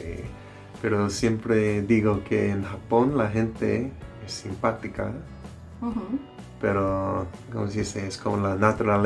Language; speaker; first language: Spanish; non-native, learner; English